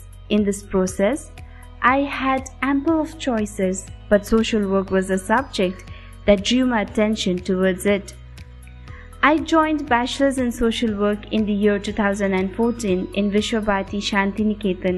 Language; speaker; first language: English; non-native, local second language; Nepali